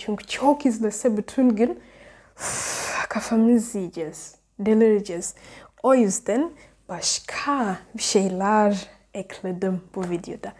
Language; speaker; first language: Turkish; non-native, learner; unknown